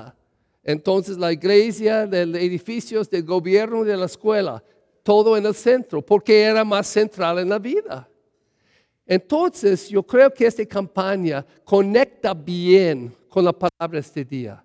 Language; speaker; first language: Spanish; early bilingual, heritage; English